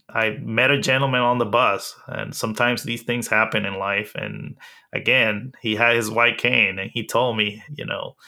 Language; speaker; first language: English; early bilingual, other home language; Spanish